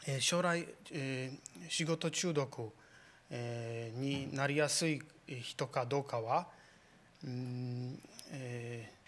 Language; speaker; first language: Japanese; non-native, fluent; Polish